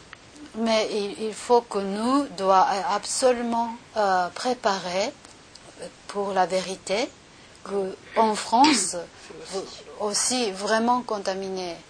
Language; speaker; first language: French; non-native, learner; Japanese